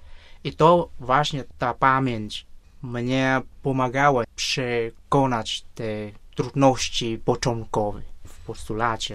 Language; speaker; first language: Polish; non-native, fluent; Vietnamese